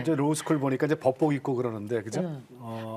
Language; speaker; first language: Korean; native; Korean